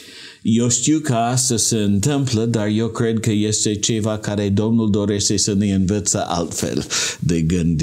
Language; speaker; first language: Romanian; non-native, learner; English